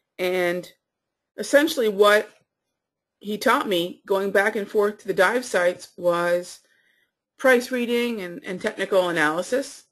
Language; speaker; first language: English; native; English